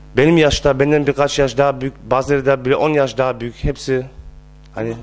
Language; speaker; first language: Turkish; early bilingual, heritage; Turkish